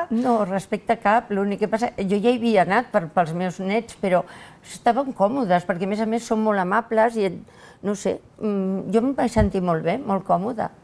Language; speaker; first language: Catalan; non-native, local second language; Spanish